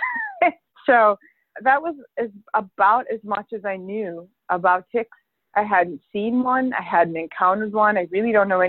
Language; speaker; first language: English; native; English